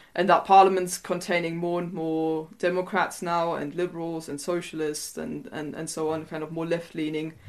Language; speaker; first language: English; non-native, fluent; German